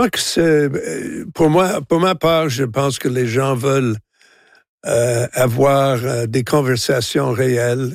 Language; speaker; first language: French; non-native, local second language; English